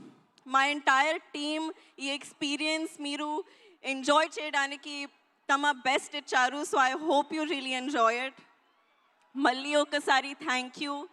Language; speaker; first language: Telugu; non-native, learner; Hindi